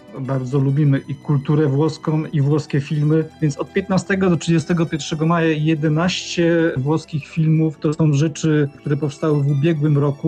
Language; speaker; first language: Polish; native; Polish